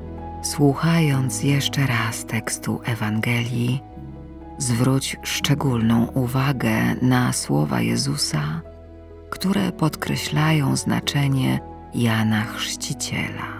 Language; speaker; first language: Polish; native; Polish